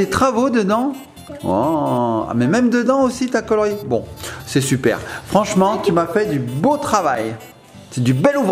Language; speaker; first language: French; native; French